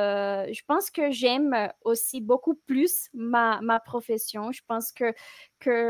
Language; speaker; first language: French; non-native, fluent; Portuguese